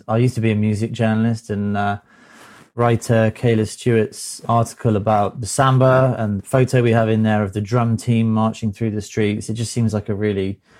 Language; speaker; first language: English; native; English